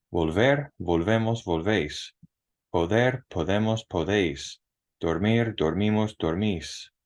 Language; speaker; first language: Spanish; non-native, fluent; English